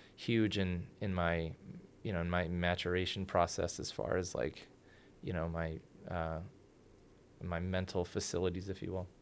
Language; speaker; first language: English; early bilingual, other home language; Spanish